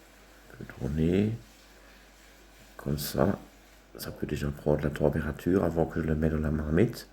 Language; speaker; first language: French; non-native, local second language; German